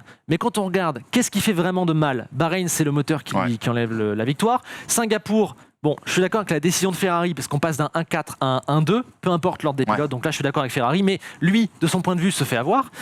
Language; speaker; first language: French; native; French